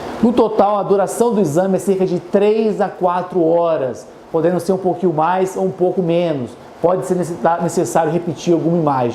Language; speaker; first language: Portuguese; native; Portuguese